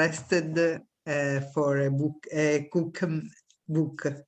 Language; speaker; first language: English; non-native, learner; Italian